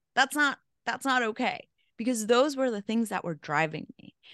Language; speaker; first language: English; non-native, fluent; Spanish